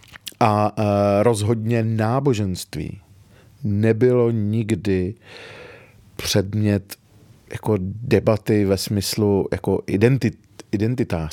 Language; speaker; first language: Czech; early bilingual, other home language; Arabic